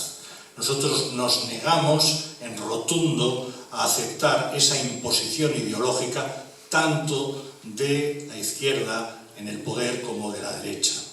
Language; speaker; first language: Spanish; native; Spanish